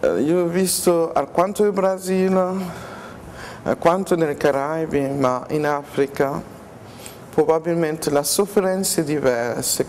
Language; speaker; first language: Italian; non-native, fluent; French